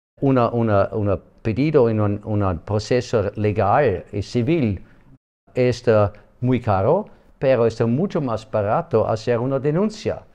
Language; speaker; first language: Spanish; non-native, learner; German